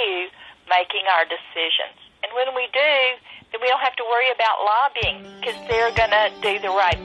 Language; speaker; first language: English; native; English